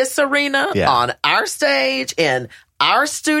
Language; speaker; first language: English; native; English